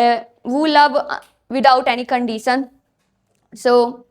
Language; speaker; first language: English; non-native, learner; Hindi